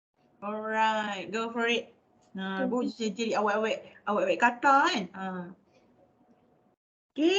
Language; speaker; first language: Malay; native; Malay